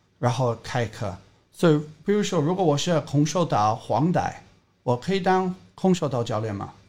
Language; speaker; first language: Chinese; non-native, fluent; English